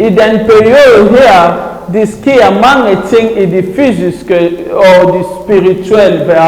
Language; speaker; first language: Swedish; non-native, learner; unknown